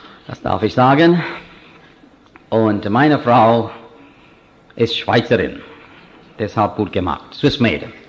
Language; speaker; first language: German; non-native, fluent; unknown